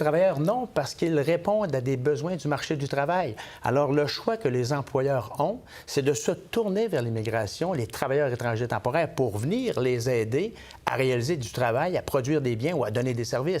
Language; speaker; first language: French; native; French